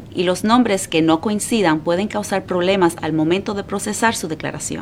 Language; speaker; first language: Spanish; native; Spanish